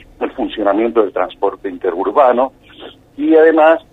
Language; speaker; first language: Spanish; native; Spanish